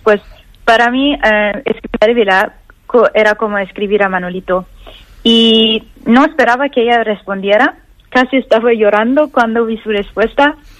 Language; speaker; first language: Spanish; non-native, fluent; Persian